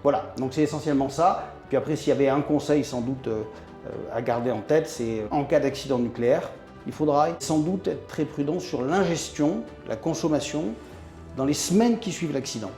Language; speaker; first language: French; native; French